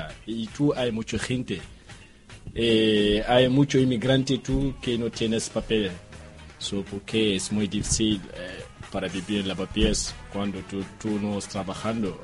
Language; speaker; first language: Spanish; non-native, learner; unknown